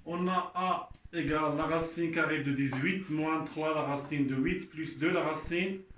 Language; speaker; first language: French; non-native, local second language; Arabic